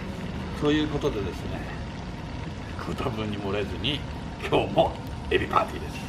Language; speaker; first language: Japanese; native; Japanese